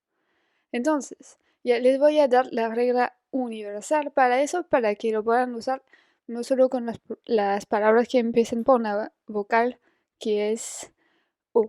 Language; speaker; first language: Spanish; non-native, fluent; French